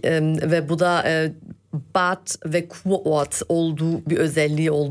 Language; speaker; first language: Turkish; early bilingual, heritage; Turkish